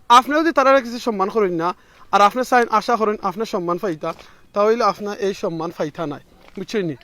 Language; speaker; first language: Bangla; native; Bangla